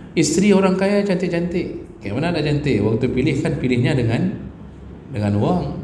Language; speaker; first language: Malay; non-native, local second language; Achinese